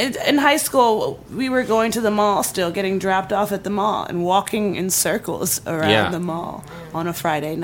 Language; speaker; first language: English; native; English